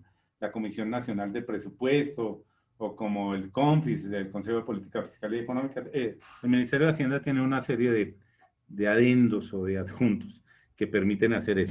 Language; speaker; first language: Spanish; native; Spanish